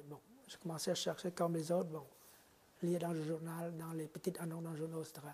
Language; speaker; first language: French; non-native, fluent; Khmer